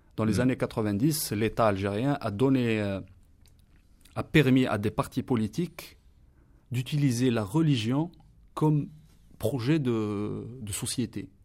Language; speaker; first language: French; non-native, local second language; Kabyle